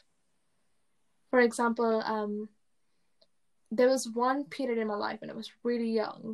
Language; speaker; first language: English; early bilingual, other home language; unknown